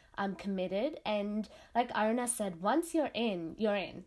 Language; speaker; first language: English; non-native, local second language; Tamil